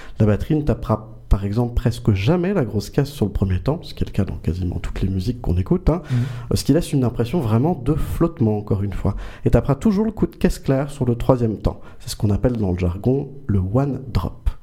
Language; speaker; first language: French; native; French